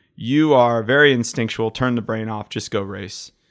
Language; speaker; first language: English; native; English